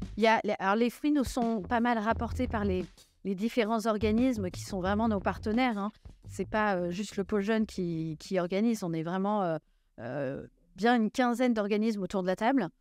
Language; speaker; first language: French; native; French